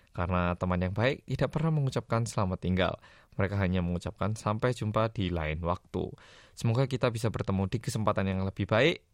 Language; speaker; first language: Indonesian; native; Indonesian